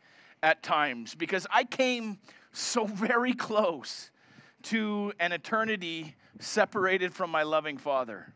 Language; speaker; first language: English; native; English